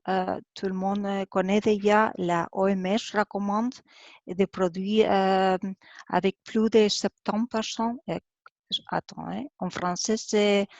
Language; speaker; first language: French; non-native, learner; Spanish